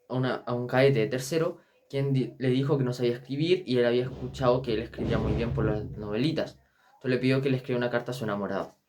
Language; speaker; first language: Spanish; native; Spanish